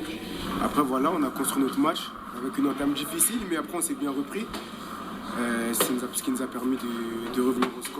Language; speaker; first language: French; native; French